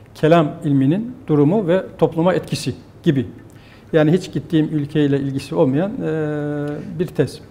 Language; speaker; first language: Turkish; native; Turkish